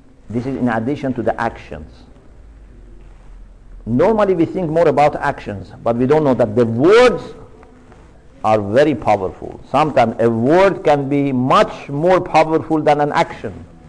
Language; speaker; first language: English; non-native, fluent; Persian